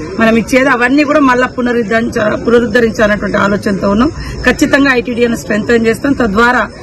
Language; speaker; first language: Telugu; non-native, local second language; Koya